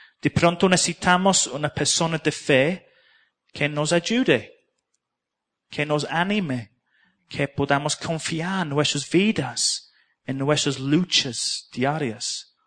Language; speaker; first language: Spanish; non-native, learner; English